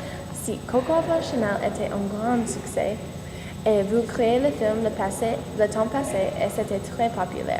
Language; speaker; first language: French; non-native, learner; English